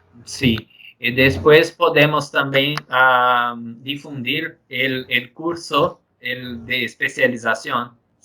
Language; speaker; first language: Spanish; non-native, fluent; Portuguese